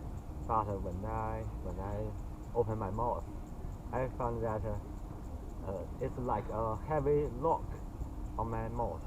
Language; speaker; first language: English; non-native, learner; Chinese